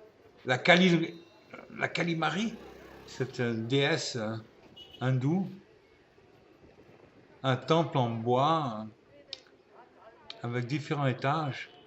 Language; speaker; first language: French; native; French